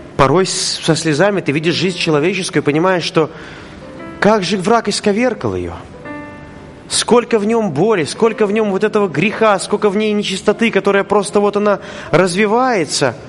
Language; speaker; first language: Russian; native; Russian